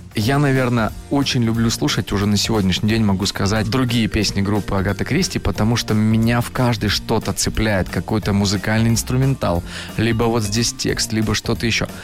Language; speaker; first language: Russian; native; Russian